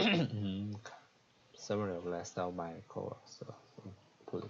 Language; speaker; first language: English; non-native, learner; Korean